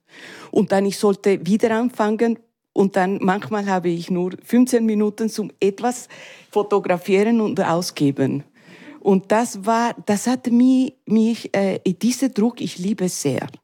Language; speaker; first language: German; non-native, learner; Spanish